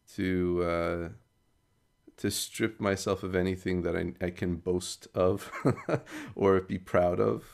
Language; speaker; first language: English; native; English